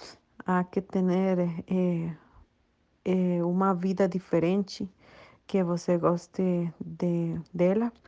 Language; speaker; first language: Portuguese; non-native, learner; Spanish